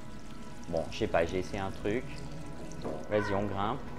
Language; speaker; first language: French; native; French